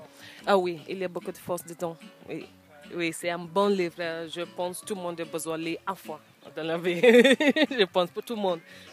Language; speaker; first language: French; non-native, learner; English